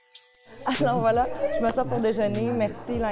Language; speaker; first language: French; native; French